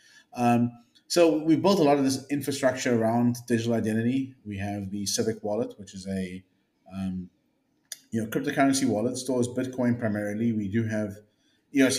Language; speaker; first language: English; native; English